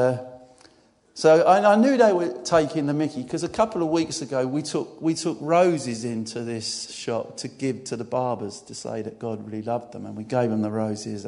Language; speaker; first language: English; native; English